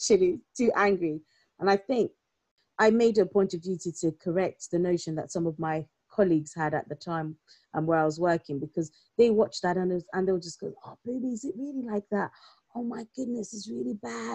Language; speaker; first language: English; non-native, local second language; Yoruba